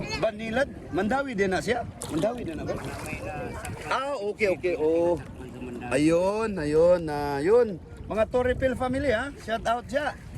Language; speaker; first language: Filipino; non-native, local second language; Cebuano